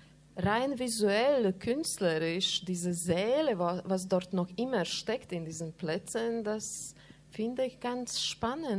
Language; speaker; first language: German; non-native, learner; Latvian